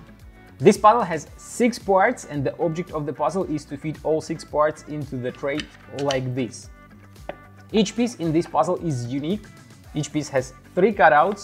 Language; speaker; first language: English; non-native, fluent; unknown